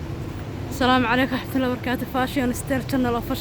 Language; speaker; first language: Arabic; non-native, learner; Somali